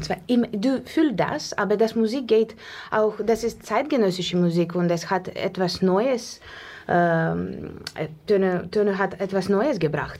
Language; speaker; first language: German; non-native, learner; Russian